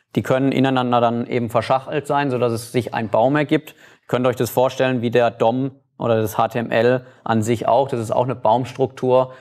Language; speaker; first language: German; native; German